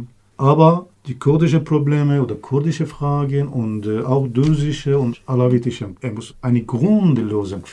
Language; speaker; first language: German; non-native, learner; Kurdish